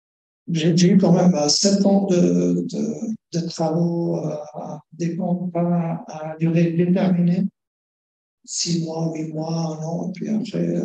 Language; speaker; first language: French; non-native, fluent; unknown